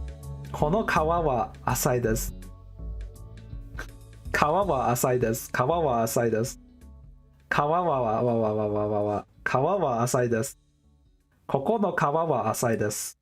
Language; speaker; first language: Japanese; non-native, learner; English